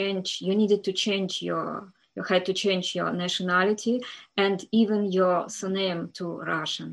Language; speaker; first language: English; non-native, fluent; Ukrainian